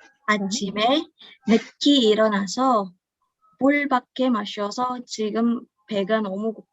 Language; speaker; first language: Korean; non-native, learner; Indonesian